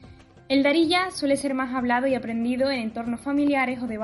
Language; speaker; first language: Spanish; native; Spanish